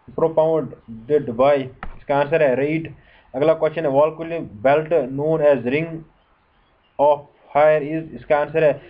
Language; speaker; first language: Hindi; non-native, local second language; Kashmiri